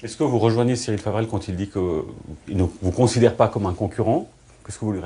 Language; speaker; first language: French; native; French